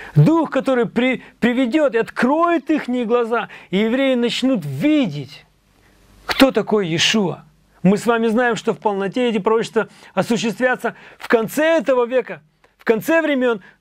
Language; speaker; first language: Russian; native; Russian